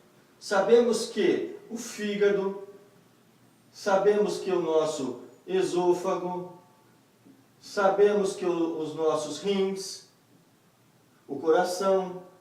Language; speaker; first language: Portuguese; native; Portuguese